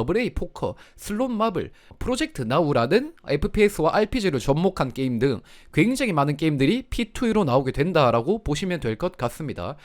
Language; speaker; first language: Korean; native; Korean